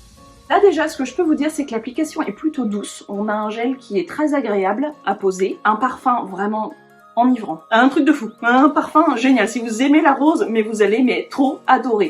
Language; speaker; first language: French; native; French